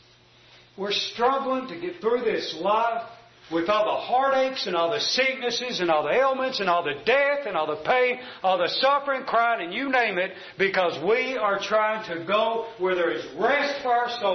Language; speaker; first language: English; native; English